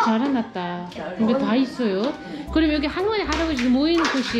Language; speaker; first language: Korean; non-native, fluent; Uzbek